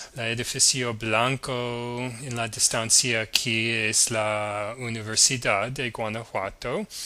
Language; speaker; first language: Spanish; non-native, learner; English